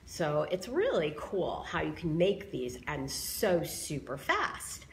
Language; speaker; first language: English; native; English